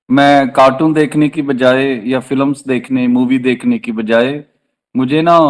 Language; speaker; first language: Hindi; non-native, local second language; Punjabi